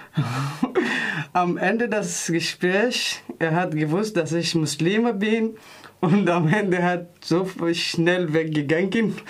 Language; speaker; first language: German; non-native, fluent; Arabic